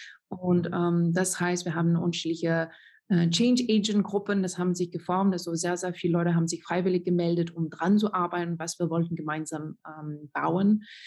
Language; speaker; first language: German; non-native, fluent; French